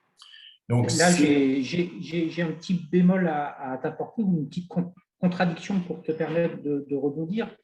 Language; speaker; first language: French; native; French